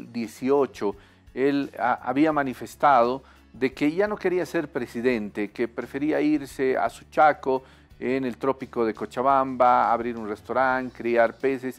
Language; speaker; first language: Spanish; native; Spanish